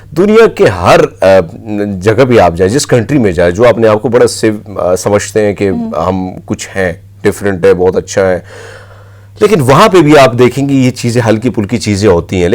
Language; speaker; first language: Urdu; non-native, local second language; Pashto